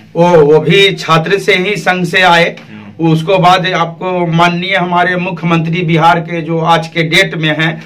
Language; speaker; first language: Hindi; native; Hindi